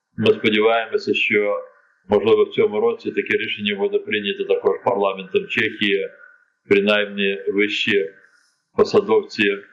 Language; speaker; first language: Ukrainian; non-native, local second language; Crimean Tatar